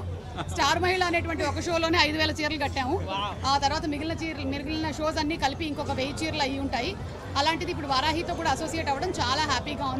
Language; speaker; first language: Telugu; native; Telugu